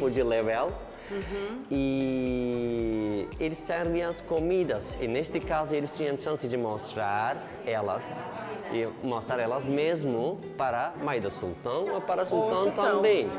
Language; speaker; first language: Portuguese; non-native, learner; Turkish